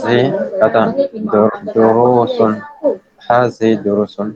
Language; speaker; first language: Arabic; non-native, learner; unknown